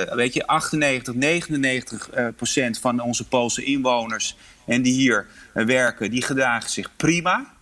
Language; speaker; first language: Dutch; early bilingual, other home language; Polish